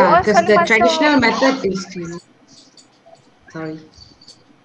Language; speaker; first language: English; non-native, local second language; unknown